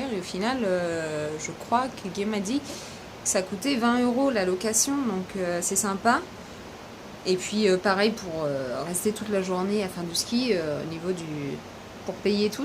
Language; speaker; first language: French; native; French